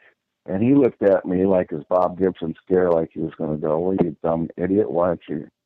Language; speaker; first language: English; native; English